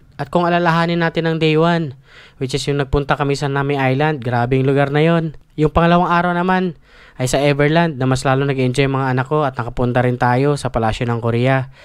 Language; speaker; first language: Filipino; native; Filipino